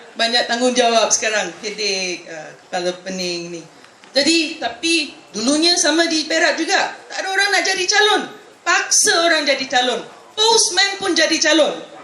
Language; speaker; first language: Malay; non-native, local second language; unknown